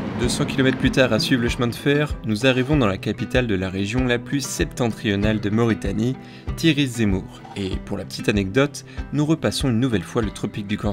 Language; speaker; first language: French; native; French